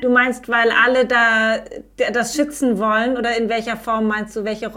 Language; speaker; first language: German; native; German